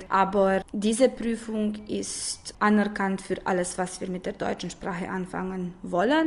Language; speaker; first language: German; non-native, fluent; Romanian